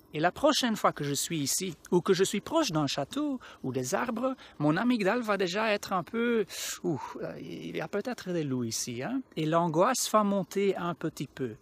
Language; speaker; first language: French; non-native, local second language; Dutch